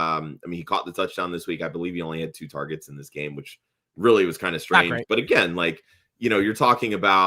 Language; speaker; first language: English; native; English